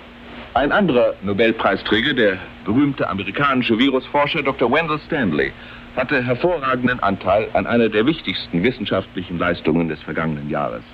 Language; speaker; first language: German; native; German